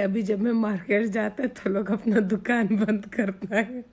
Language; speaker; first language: Hindi; non-native, local second language; Pashto